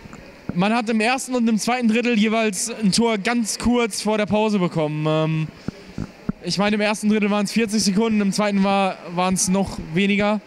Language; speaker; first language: German; native; German